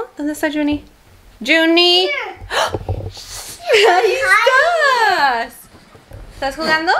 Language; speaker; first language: Spanish; early bilingual, heritage; Spanish